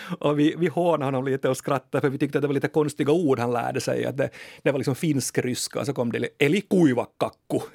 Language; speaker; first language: Swedish; native; Swedish